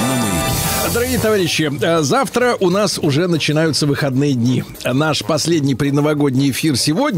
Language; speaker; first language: Russian; native; Russian